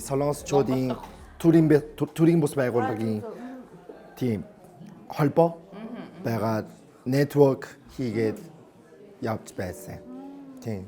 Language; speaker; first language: Mongolian; non-native, fluent; Korean